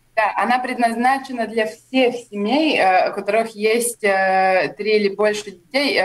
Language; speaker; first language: Russian; non-native, local second language; Latvian